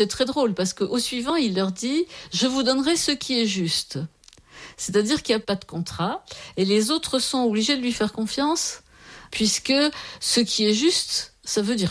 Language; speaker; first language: French; native; French